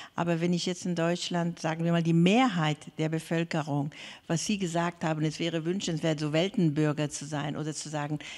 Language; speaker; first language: German; non-native, fluent; Persian